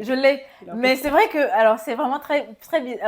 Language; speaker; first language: French; non-native, local second language; Bambara